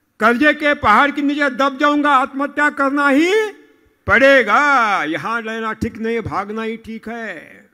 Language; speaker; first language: Hindi; non-native, local second language; Marathi